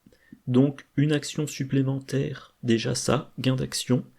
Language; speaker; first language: French; native; French